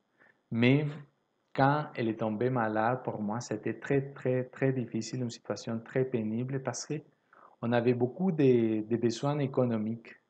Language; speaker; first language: French; non-native, fluent; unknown